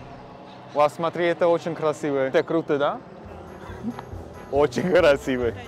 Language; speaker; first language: Russian; non-native, learner; English